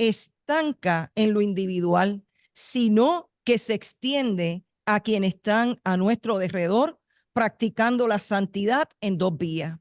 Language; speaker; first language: Spanish; native; Spanish